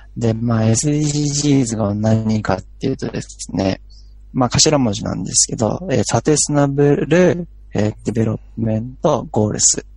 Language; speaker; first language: Japanese; native; Japanese